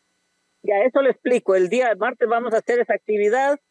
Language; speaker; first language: Spanish; native; Spanish